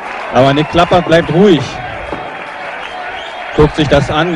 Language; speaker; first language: German; native; German